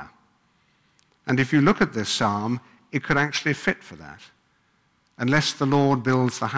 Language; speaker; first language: English; native; English